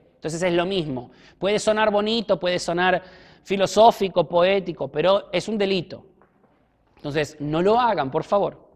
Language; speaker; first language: Spanish; native; Spanish